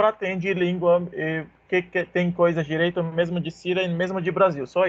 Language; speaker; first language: Portuguese; non-native, learner; Arabic